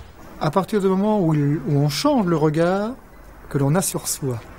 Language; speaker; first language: French; native; French